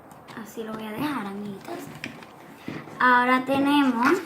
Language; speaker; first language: Spanish; early bilingual, heritage; Spanish